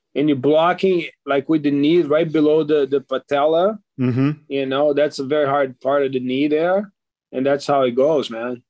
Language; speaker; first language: English; non-native, fluent; Portuguese